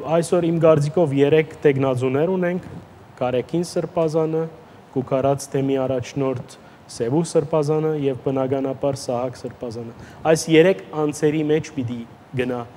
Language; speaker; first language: Armenian; early bilingual, heritage; Armenian